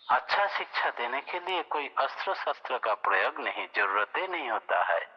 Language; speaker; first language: Hindi; non-native, local second language; Bangla